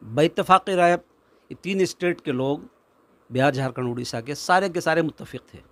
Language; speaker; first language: Hindi; native; Hindi